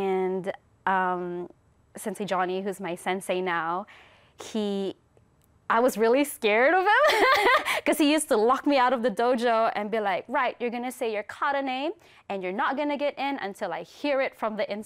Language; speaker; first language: English; non-native, local second language; Filipino